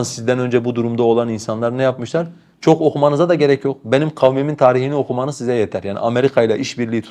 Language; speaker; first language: Turkish; non-native, local second language; Kurdish